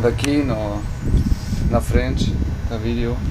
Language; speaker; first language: Portuguese; non-native, learner; German